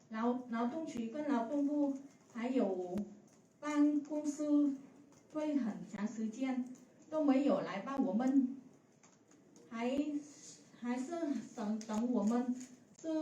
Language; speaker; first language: Chinese; non-native, learner; Vietnamese